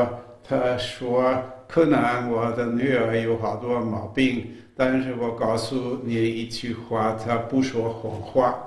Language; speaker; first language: Chinese; non-native, fluent; German